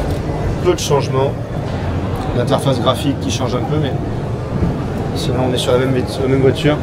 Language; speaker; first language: French; native; French